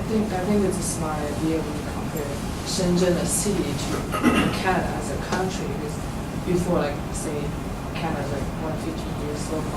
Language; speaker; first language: English; non-native, learner; Chinese